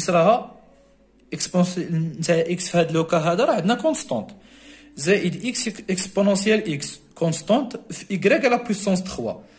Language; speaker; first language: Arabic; native; Arabic